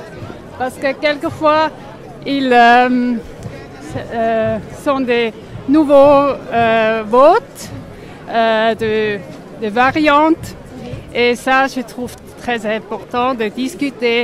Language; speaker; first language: French; non-native, local second language; Swiss German